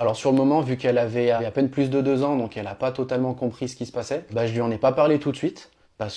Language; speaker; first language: French; native; French